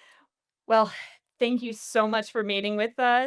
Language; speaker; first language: English; native; English